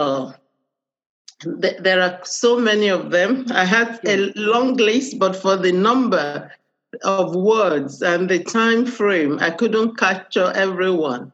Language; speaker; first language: English; non-native, local second language; Yoruba